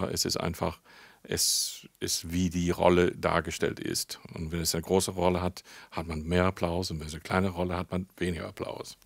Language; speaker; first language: German; non-native, fluent; English